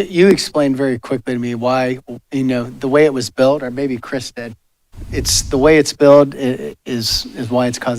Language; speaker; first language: English; native; English